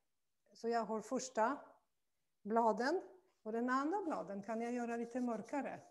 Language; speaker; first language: Swedish; non-native, fluent; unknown